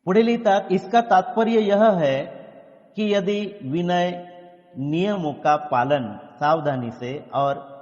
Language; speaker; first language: Hindi; non-native, local second language; Marathi